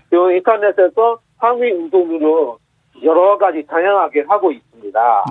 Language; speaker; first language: Korean; non-native, fluent; Burmese